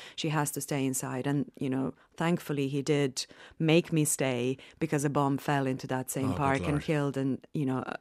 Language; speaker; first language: English; non-native, fluent; Bosnian